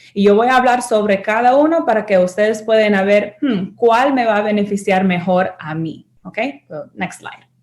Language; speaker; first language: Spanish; early bilingual, heritage; Spanish